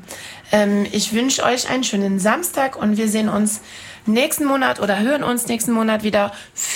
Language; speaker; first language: German; non-native, fluent; French